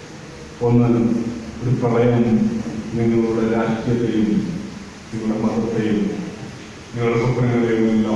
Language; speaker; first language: Malayalam; native; Malayalam